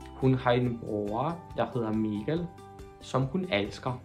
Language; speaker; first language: Danish; non-native, fluent; Polish